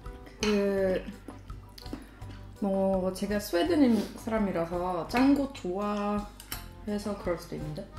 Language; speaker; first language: Korean; non-native, fluent; Swedish